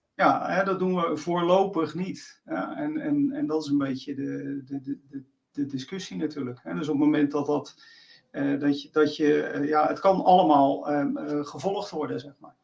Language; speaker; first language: Dutch; native; Dutch